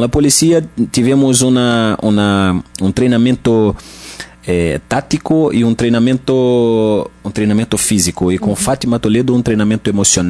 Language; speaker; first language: Spanish; non-native, learner; Portuguese